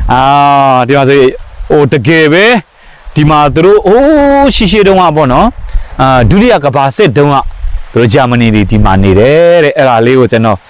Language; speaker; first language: Burmese; non-native, fluent; Mizo